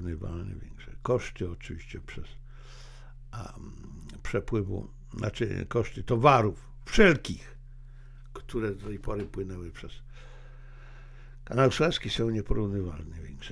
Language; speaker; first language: Polish; native; Polish